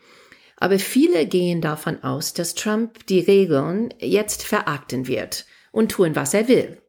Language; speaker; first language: German; non-native, fluent; English